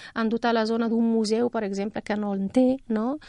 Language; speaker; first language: Catalan; non-native, fluent; Riffian